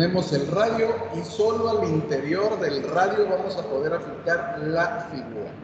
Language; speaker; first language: Spanish; native; Spanish